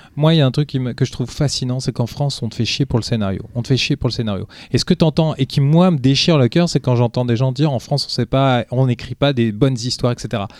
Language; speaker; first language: French; early bilingual, other home language; Portuguese